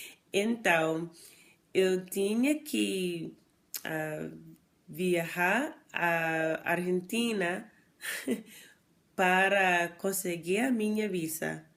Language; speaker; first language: Portuguese; non-native, learner; English